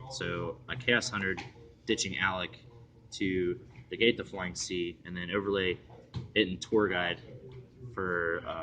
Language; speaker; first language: English; native; English